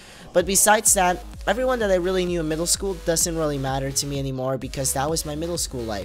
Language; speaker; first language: English; native; English